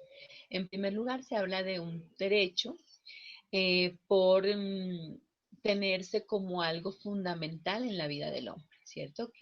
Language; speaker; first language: Spanish; native; Spanish